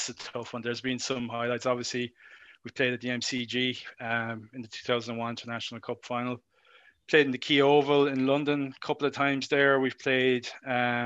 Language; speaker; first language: English; native; English